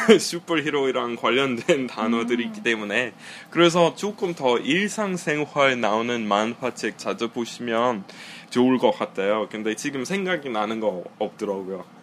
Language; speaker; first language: Korean; non-native, fluent; English